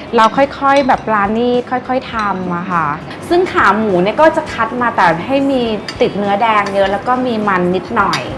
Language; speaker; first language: Thai; native; Thai